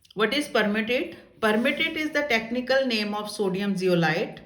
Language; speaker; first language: English; non-native, local second language; Punjabi